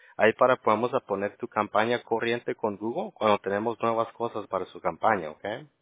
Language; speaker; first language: Spanish; early bilingual, other home language; English